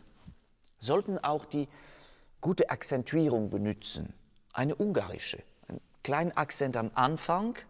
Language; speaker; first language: German; non-native, fluent; French